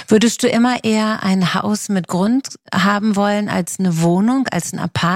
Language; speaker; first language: German; native; German